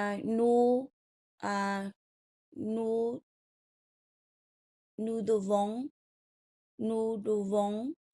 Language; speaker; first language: French; non-native, learner; Vietnamese